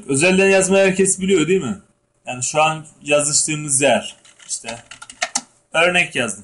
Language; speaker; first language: Turkish; native; Turkish